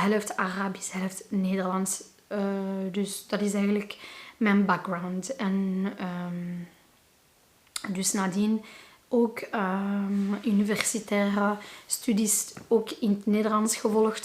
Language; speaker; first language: Dutch; non-native, local second language; Arabic